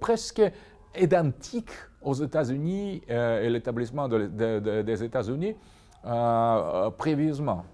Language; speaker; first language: French; non-native, fluent; Russian